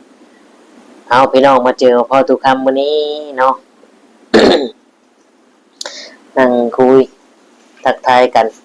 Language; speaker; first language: Thai; non-native, local second language; Northeastern Thai